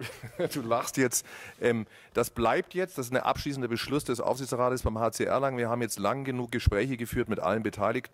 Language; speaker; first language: German; native; German